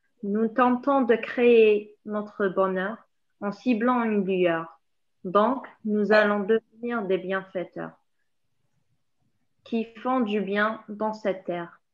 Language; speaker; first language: French; non-native, local second language; Arabic